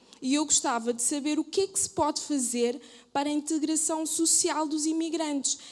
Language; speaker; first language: Portuguese; early bilingual, other home language; Kabuverdianu